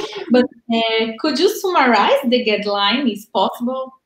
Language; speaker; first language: English; non-native, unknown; Portuguese